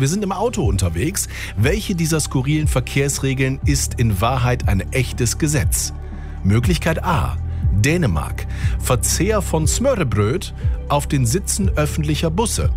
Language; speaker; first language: German; native; German